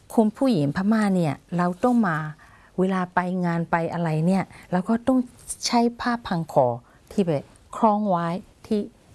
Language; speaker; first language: Thai; non-native, fluent; Burmese